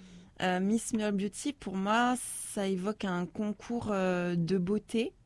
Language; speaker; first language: French; native; French